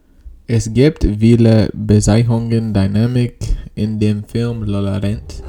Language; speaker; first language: German; non-native, learner; English